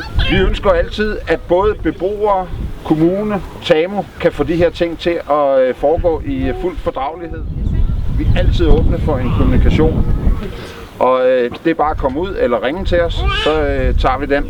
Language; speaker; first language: Danish; native; Danish